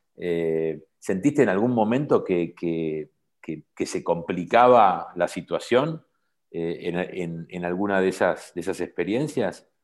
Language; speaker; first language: Spanish; native; Spanish